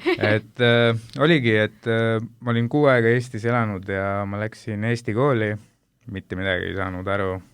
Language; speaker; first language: Estonian; early bilingual, other home language; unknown